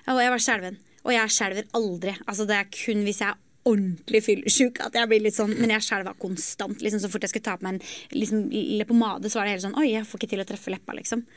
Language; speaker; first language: Norwegian; native; Norwegian